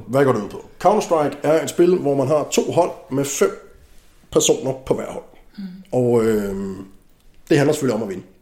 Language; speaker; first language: Danish; native; Danish